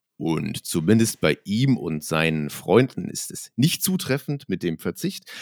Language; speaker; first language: German; native; German